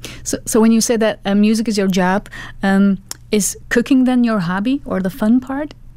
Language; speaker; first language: English; non-native, fluent; Dutch